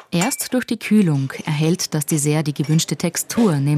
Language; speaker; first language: German; native; German